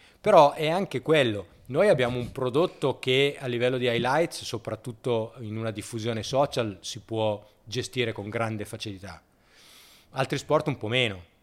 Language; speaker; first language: Italian; native; Italian